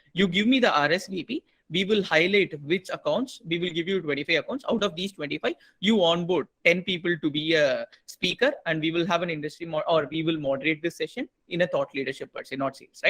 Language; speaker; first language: English; non-native, local second language; Tamil